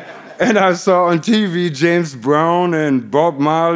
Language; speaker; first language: English; non-native, fluent; German